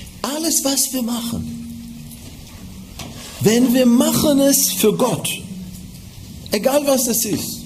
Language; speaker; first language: German; non-native, fluent; Hebrew